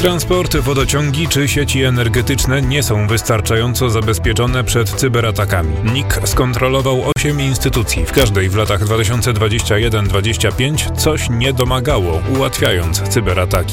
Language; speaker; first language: Polish; native; Polish